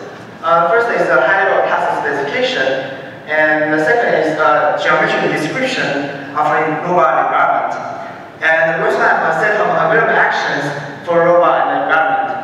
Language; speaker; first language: English; non-native, fluent; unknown